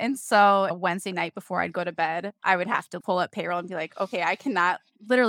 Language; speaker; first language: English; native; English